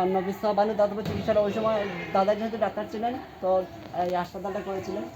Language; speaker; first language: Bangla; non-native, local second language; Sylheti